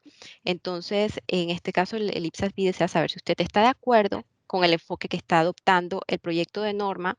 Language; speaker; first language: Spanish; native; Spanish